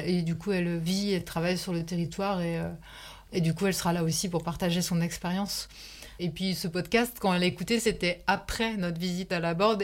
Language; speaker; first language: French; native; French